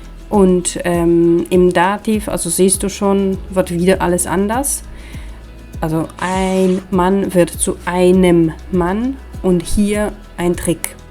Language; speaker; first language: German; non-native, fluent; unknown